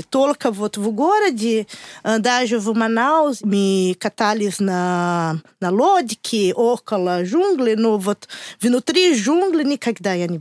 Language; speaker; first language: Russian; non-native, learner; Portuguese